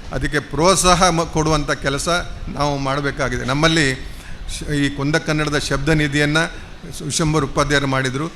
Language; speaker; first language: Kannada; non-native, local second language; Konkani